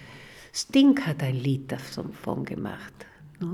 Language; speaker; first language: German; non-native, fluent; Spanish